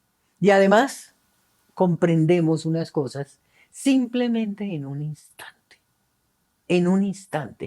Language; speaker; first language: Spanish; native; Spanish